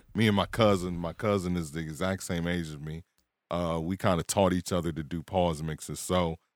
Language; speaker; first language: English; native; English